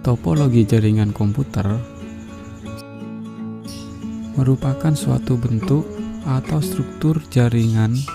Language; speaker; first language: Indonesian; native; Indonesian